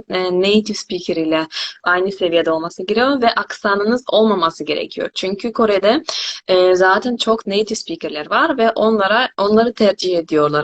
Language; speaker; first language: Turkish; non-native, fluent; Korean